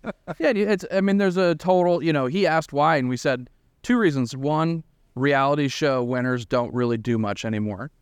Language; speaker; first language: English; native; English